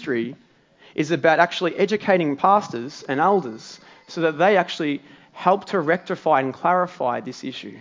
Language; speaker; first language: English; native; English